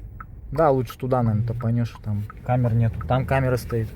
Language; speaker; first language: Russian; native; Russian